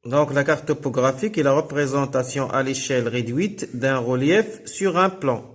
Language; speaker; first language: French; non-native, local second language; Arabic